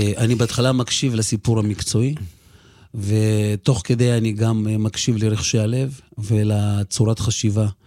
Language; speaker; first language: Hebrew; early bilingual, other home language; Russian